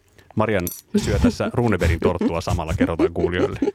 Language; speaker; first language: Finnish; native; Finnish